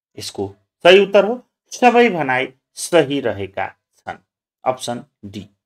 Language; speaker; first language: Nepali; non-native, local second language; Maithili